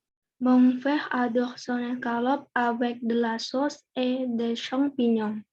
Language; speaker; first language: French; non-native, learner; Indonesian